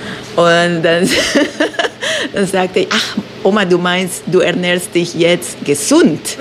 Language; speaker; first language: German; non-native, fluent; Spanish